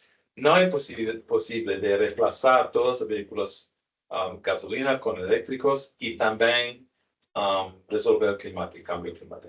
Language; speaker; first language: Spanish; non-native, learner; English